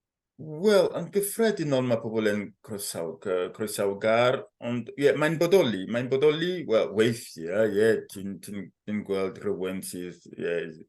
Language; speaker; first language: Welsh; non-native, fluent; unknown